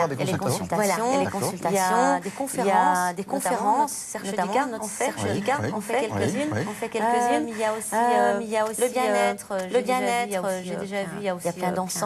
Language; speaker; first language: French; native; French